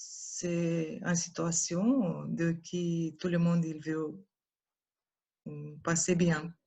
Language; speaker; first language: French; non-native, learner; Romanian